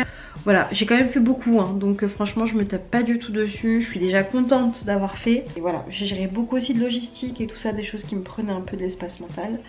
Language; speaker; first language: French; native; French